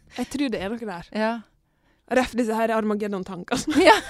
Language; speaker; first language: Norwegian; native; Norwegian